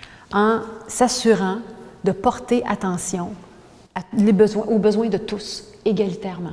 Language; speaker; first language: French; native; French